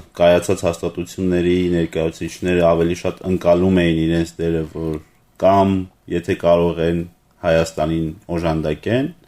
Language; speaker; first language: Armenian; native; Armenian